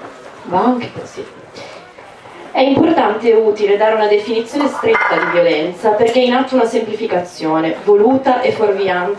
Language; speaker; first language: Italian; native; Italian